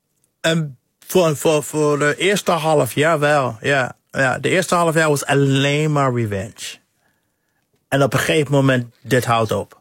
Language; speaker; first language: Dutch; non-native, fluent; English